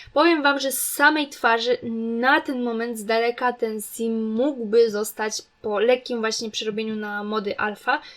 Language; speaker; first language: Polish; native; Polish